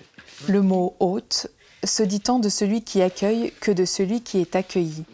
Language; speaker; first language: French; native; French